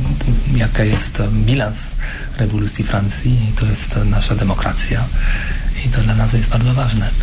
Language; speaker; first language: Polish; non-native, fluent; French